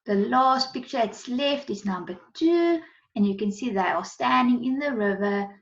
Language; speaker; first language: English; non-native, local second language; Afrikaans